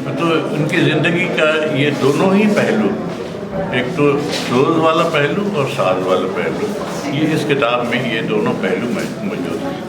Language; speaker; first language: Urdu; native; Urdu